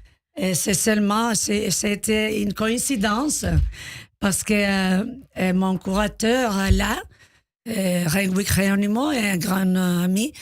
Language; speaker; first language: French; non-native, learner; Spanish